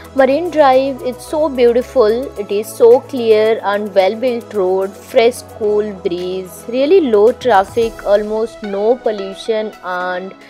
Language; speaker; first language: English; non-native, local second language; Odia